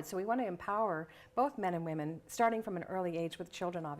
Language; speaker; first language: English; native; English